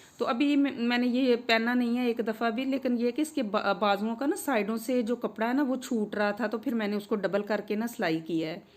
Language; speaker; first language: Urdu; non-native, local second language; Punjabi